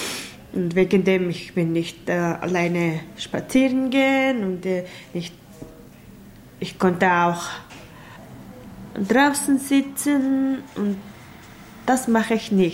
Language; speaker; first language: German; non-native, learner; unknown